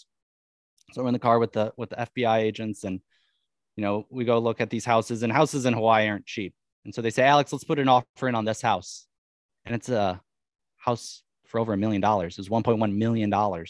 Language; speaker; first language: English; native; English